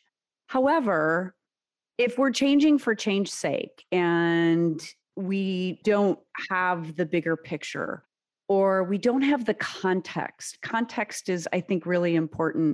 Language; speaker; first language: English; early bilingual, other home language; Serbian